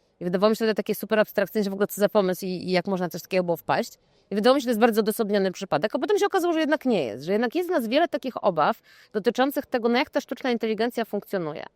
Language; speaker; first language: Polish; native; Polish